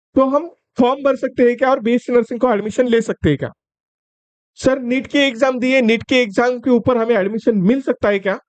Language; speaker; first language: Hindi; non-native, local second language; Marathi